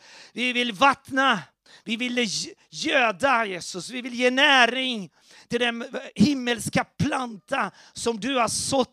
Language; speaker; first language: Swedish; non-native, fluent; Portuguese